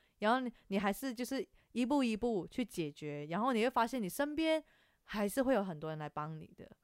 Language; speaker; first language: Chinese; non-native, local second language; Cantonese